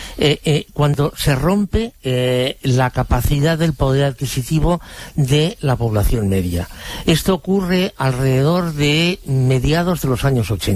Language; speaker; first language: Spanish; native; Spanish